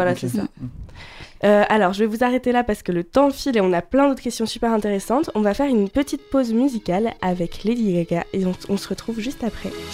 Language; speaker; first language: French; native; French